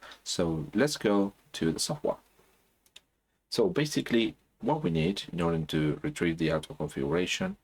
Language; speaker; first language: English; non-native, fluent; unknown